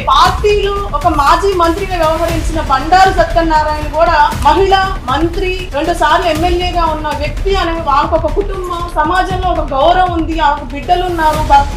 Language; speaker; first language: Telugu; native; Telugu